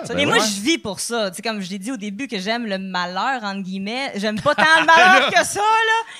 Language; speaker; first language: French; native; French